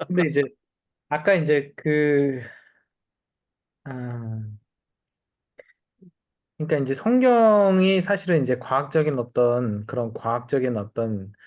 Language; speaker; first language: Korean; native; Korean